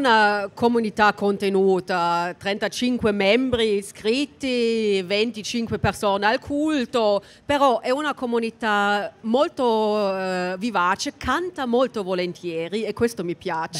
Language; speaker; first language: Italian; non-native, fluent; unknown